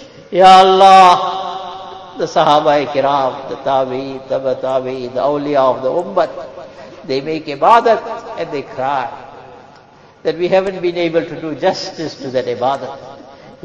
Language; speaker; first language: English; native; English